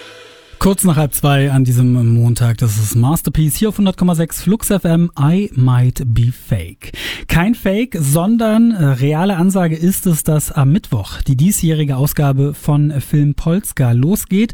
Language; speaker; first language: German; native; German